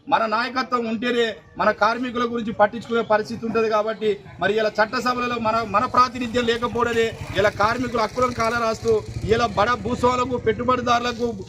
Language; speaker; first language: Telugu; native; Telugu